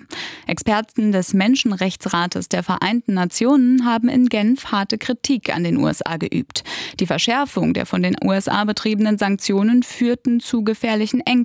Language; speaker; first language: German; native; German